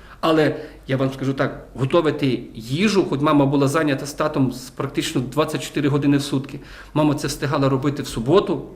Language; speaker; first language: Ukrainian; native; Ukrainian